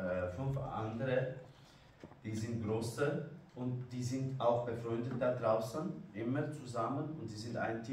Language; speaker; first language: German; non-native, learner; Kurdish